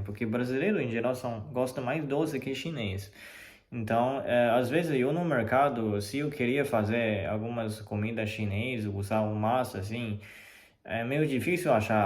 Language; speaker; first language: Portuguese; non-native, fluent; Chinese